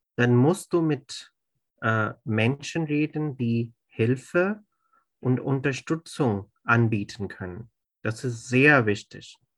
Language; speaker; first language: German; non-native, fluent; Urdu